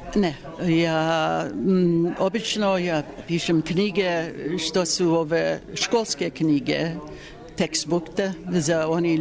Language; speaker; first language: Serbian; early bilingual, heritage; Serbian